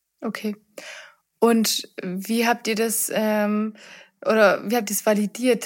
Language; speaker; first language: German; native; German